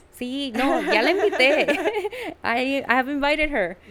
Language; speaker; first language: English; early bilingual, other home language; Spanish